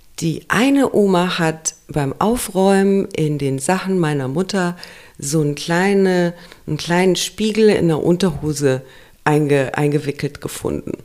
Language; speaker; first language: German; early bilingual, other home language; Romanian